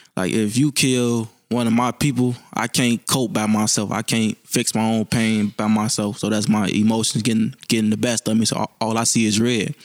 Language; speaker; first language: English; native; English